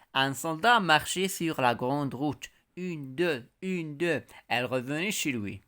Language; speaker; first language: French; non-native, local second language; Arabic